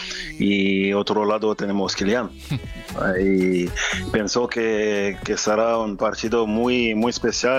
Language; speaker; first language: Spanish; non-native, fluent; French